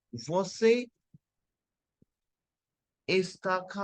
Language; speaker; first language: Portuguese; non-native, learner; Hindi